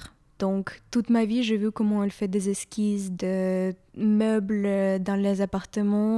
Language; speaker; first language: French; non-native, fluent; Ukrainian